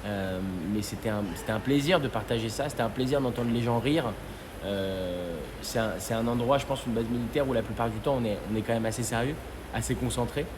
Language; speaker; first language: French; native; French